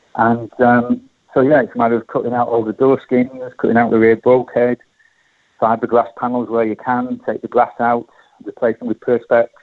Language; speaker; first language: English; native; English